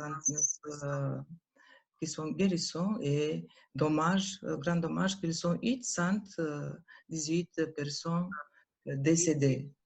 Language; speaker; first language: French; non-native, learner; Romanian